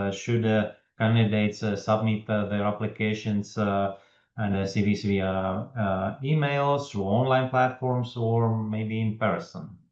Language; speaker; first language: English; non-native, fluent; Latvian